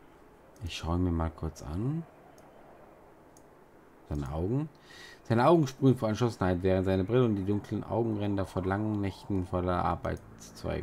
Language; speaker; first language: German; native; German